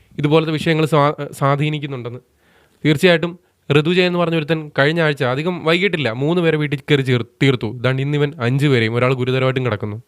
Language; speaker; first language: Malayalam; native; Malayalam